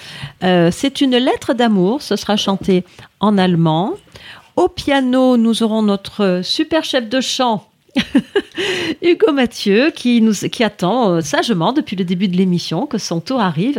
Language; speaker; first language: French; native; French